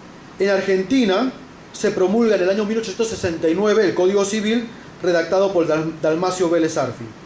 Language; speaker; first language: Spanish; native; Spanish